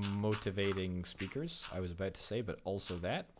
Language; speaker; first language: English; native; English